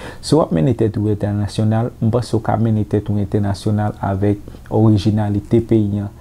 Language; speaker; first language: Haitian Creole; early bilingual, heritage; Haitian Creole